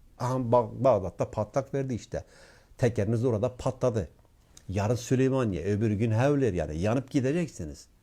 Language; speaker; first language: Turkish; non-native, local second language; Kurdish